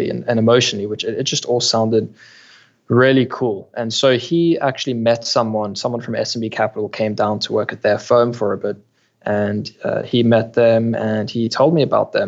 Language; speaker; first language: English; native; English